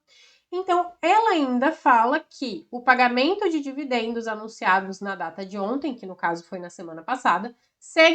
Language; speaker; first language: Portuguese; native; Portuguese